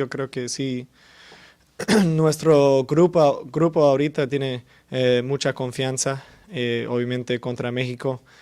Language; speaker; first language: Spanish; early bilingual, heritage; English